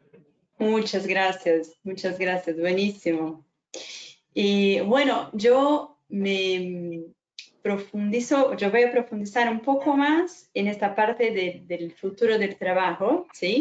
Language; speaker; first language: Spanish; non-native, fluent; Portuguese